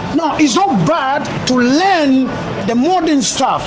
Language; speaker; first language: English; non-native, local second language; Ga